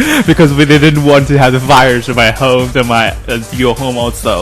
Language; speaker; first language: English; non-native, learner; Thai